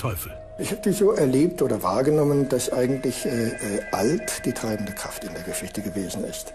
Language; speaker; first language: German; native; German